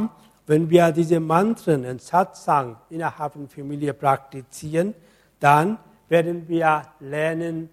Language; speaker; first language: German; non-native, fluent; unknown